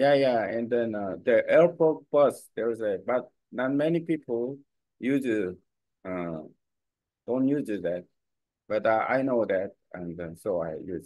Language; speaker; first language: English; non-native, learner; Korean